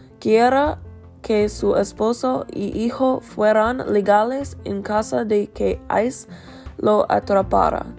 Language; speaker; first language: Spanish; non-native, learner; English